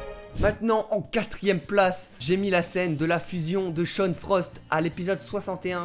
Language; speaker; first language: French; native; French